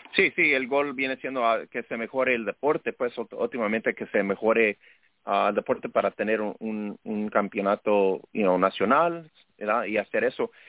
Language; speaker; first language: Spanish; early bilingual, heritage; Spanish